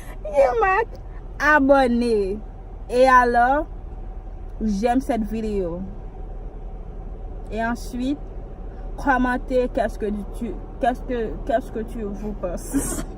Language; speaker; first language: French; non-native, learner; Haitian Creole